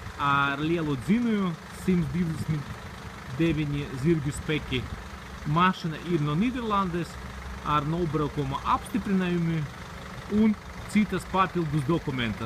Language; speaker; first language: Latvian; non-native, local second language; Russian